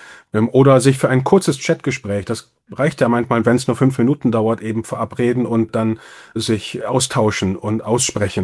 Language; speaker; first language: German; native; German